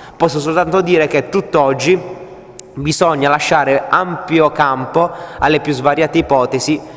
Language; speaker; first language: Italian; native; Italian